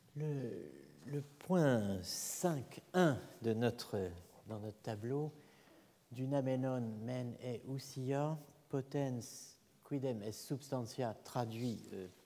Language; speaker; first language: French; native; French